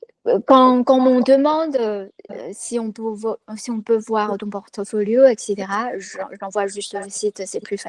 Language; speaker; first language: French; non-native, fluent; Chinese